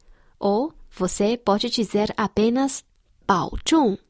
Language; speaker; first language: Portuguese; non-native, fluent; Chinese